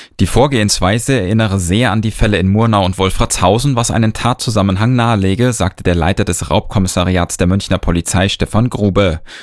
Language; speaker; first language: German; native; German